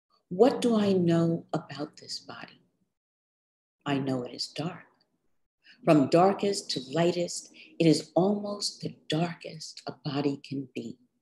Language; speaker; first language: English; native; English